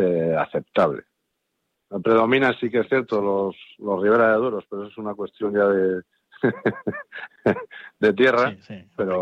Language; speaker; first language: Spanish; native; Spanish